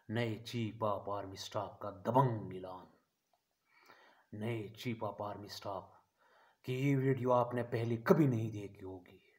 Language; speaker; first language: Urdu; non-native, local second language; Pashto